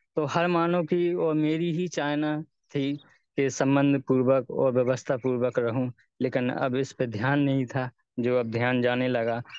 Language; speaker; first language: Hindi; native; Hindi